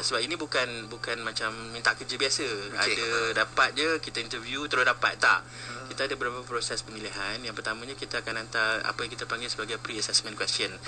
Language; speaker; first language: Malay; native; Malay